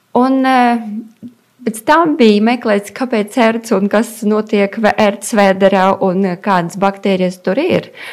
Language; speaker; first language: Latvian; non-native, local second language; Russian